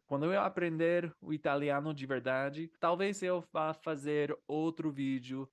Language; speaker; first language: Portuguese; non-native, fluent; English